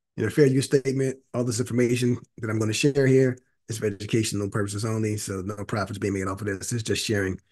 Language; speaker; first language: English; native; English